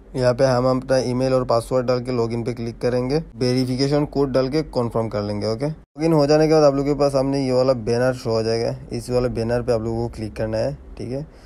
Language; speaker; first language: Hindi; native; Hindi